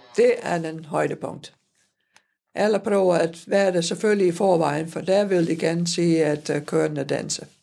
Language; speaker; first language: Danish; non-native, fluent; Dutch